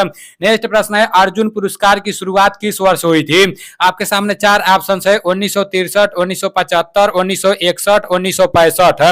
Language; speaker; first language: Hindi; native; Hindi